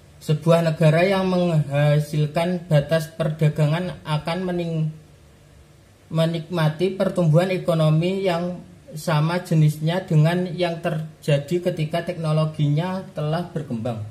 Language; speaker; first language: Indonesian; native; Indonesian